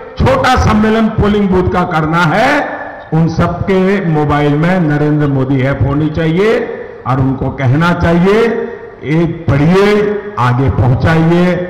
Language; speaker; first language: Hindi; non-native, local second language; Gujarati